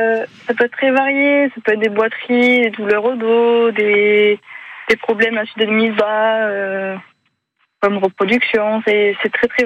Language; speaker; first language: French; native; French